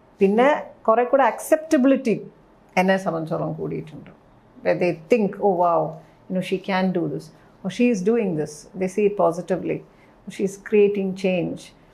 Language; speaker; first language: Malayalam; early bilingual, heritage; Malayalam